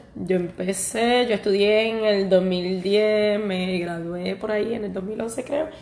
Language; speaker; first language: Spanish; native; Spanish